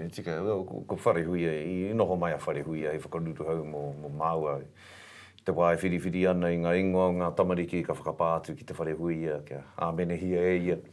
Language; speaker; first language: Māori; non-native, local second language; English